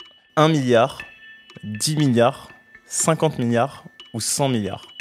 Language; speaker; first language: French; native; French